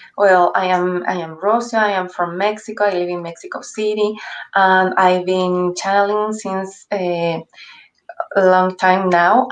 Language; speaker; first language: English; non-native, fluent; Spanish